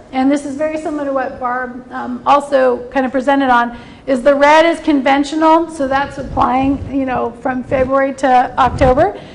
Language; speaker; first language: English; native; English